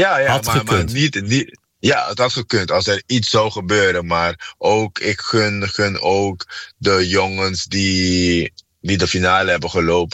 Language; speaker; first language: Dutch; non-native, fluent; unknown